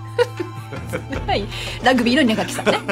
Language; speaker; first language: Japanese; native; Japanese